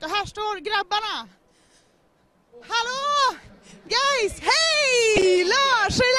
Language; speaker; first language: Swedish; native; Swedish